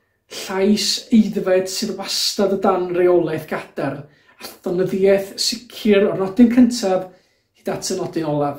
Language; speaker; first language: Welsh; native; Welsh